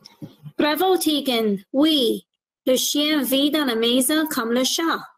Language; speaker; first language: French; non-native, fluent; English